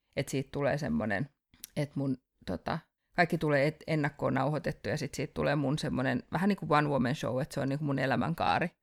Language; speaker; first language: Finnish; native; Finnish